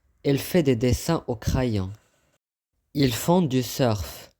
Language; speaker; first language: French; non-native, fluent; Arabic